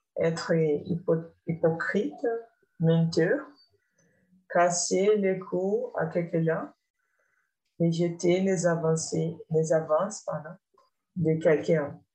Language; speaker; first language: French; non-native, learner; Portuguese